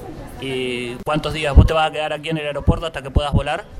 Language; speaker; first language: Spanish; native; Spanish